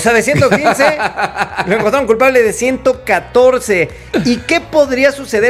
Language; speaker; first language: Spanish; native; Spanish